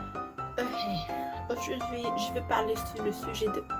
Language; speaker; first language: French; non-native, learner; English